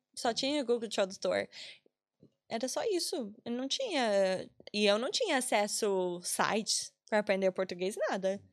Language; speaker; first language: Portuguese; non-native, fluent; English